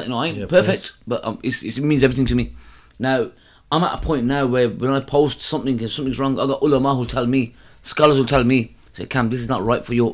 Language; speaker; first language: English; native; English